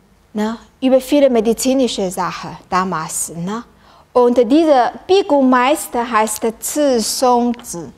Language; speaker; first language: German; non-native, learner; Chinese